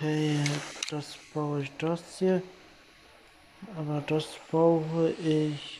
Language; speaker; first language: German; non-native, learner; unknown